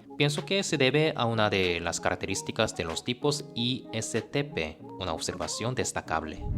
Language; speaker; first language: Spanish; non-native, fluent; Korean